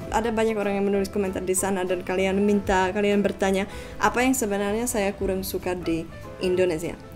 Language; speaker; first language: Indonesian; non-native, fluent; Czech